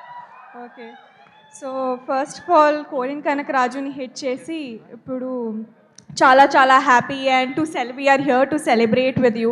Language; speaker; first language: Telugu; non-native, learner; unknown